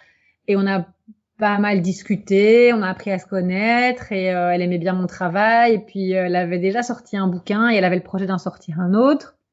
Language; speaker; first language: French; native; French